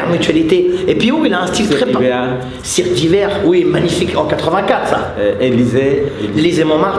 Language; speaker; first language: French; native; French